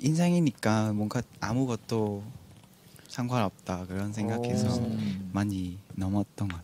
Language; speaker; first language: Korean; non-native, fluent; Vietnamese